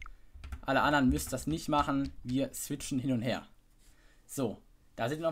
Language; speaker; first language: German; native; German